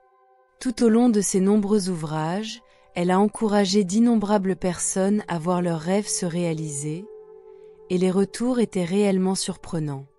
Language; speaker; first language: French; native; French